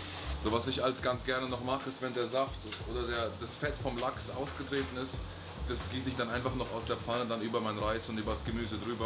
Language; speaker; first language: German; native; German